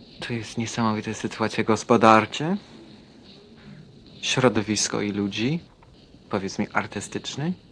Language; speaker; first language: Polish; non-native, fluent; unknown